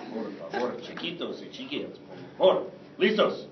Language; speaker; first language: Spanish; non-native, fluent; English